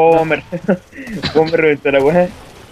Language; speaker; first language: Spanish; native; Spanish